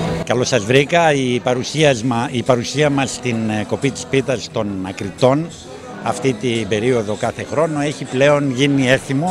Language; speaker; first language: Greek; native; Greek